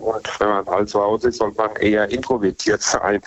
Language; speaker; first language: German; native; German